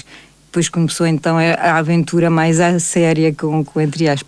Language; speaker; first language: Portuguese; native; Portuguese